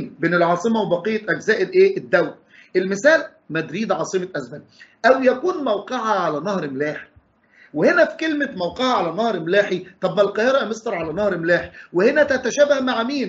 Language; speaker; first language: Arabic; native; Arabic